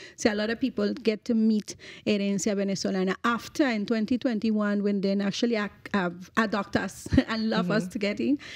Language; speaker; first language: English; non-native, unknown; Spanish